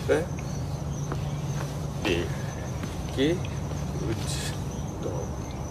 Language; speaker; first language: Turkish; non-native, learner; Japanese